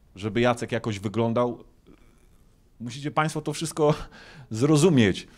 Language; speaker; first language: Polish; native; Polish